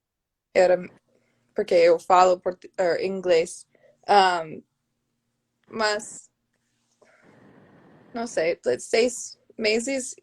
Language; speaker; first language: Portuguese; non-native, learner; English